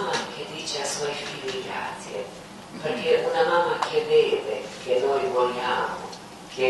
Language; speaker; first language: Italian; non-native, fluent; Croatian